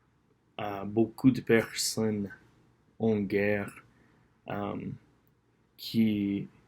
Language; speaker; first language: French; non-native, learner; English